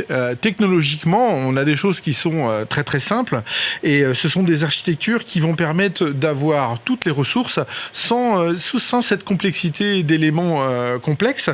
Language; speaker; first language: French; native; French